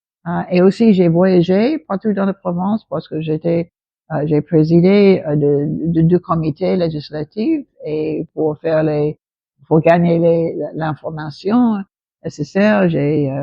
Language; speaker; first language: French; non-native, local second language; English